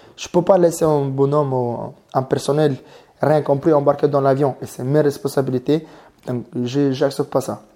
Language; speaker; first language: French; non-native, learner; Mongolian